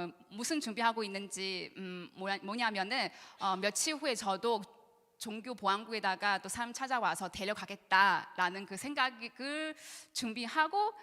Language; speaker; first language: Korean; non-native, learner; Chinese